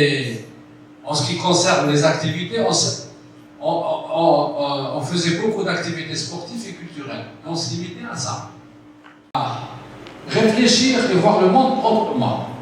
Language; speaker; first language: French; non-native, local second language; Arabic